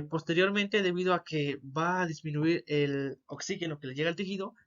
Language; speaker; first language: Spanish; native; Spanish